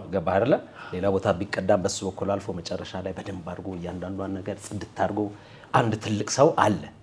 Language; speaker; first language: Amharic; native; Amharic